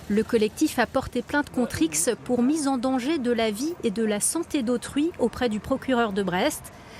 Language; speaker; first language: French; native; French